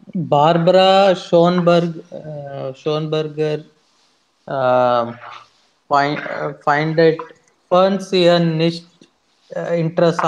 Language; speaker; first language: German; non-native, learner; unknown